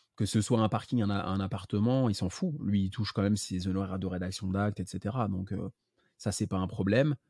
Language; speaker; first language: French; native; French